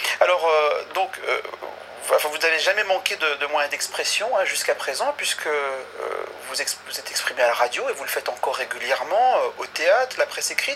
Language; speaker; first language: French; native; French